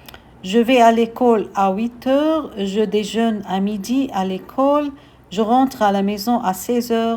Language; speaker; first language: French; non-native, fluent; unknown